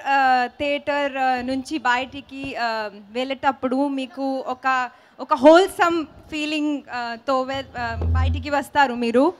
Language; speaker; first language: Telugu; non-native, fluent; Hindi